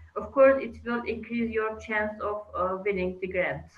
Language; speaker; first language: English; non-native, fluent; Turkish